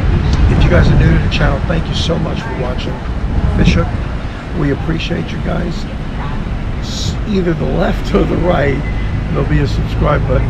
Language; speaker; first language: English; native; English